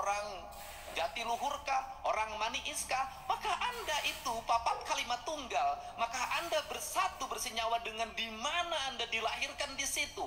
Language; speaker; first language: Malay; non-native, local second language; Sundanese